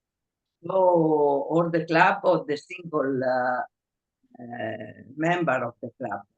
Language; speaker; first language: English; non-native, fluent; Italian